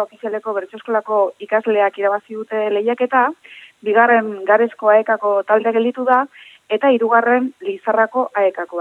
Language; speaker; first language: Basque; native; Basque